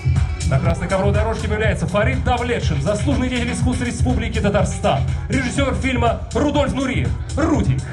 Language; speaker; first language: Russian; native; Russian